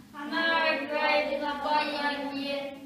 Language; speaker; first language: Russian; non-native, learner; Mongolian